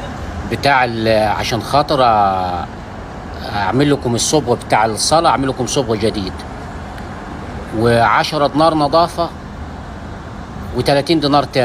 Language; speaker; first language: Arabic; native; Arabic